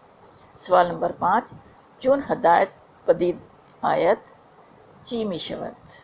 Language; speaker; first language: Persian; non-native, fluent; Urdu